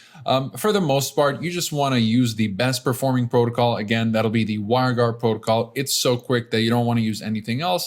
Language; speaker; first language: English; native; English